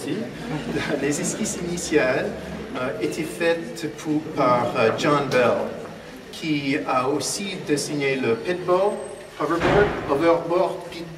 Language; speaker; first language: French; non-native, fluent; English